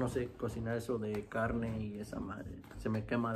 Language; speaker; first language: Spanish; early bilingual, other home language; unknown